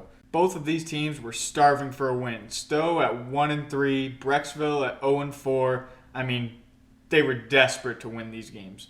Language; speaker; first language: English; native; English